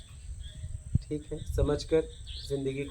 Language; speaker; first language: Hindi; native; Hindi